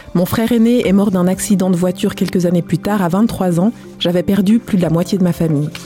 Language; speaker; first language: French; native; French